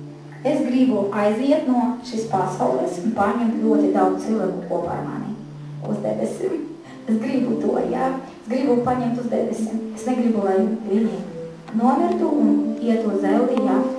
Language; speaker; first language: Latvian; non-native, learner; Russian